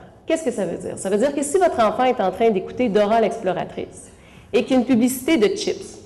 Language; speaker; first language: French; native; French